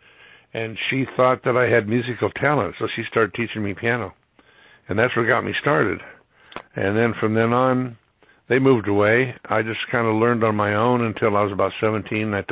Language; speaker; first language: English; native; English